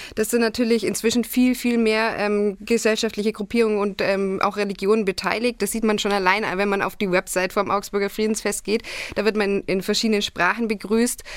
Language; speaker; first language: German; native; German